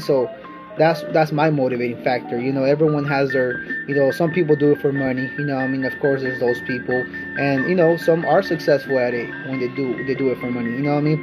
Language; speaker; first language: English; early bilingual, other home language; Spanish